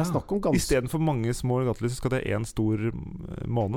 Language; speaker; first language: Norwegian; native; Norwegian